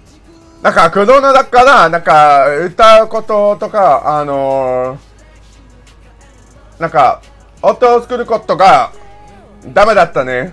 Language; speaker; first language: Japanese; non-native, learner; English